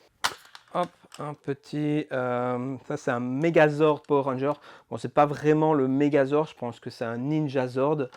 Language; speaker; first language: French; native; French